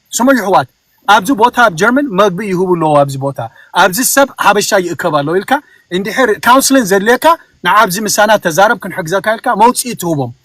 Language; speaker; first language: Tigrinya; early bilingual, heritage; Tigrinya